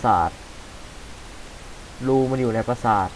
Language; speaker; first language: Thai; native; Thai